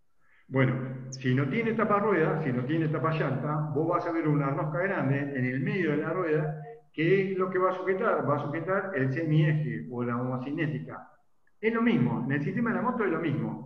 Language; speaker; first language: Spanish; native; Spanish